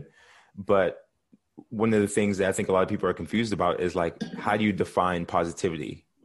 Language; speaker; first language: English; native; English